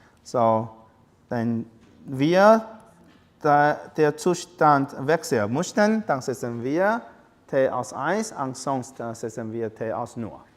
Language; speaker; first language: German; non-native, learner; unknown